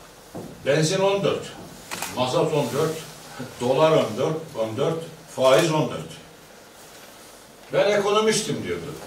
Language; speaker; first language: Turkish; native; Turkish